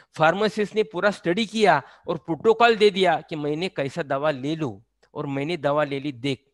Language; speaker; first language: Hindi; non-native, local second language; Marathi